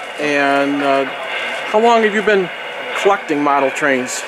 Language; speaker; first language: English; native; English